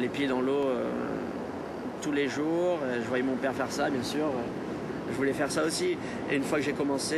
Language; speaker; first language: French; native; French